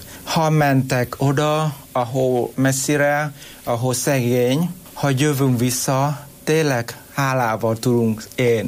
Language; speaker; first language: Hungarian; non-native, learner; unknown